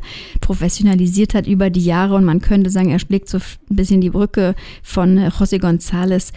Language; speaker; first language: German; native; German